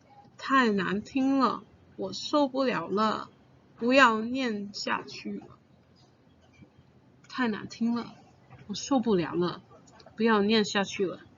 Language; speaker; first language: Chinese; non-native, fluent; English